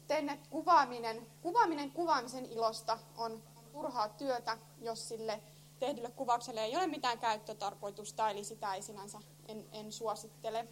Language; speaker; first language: Finnish; native; Finnish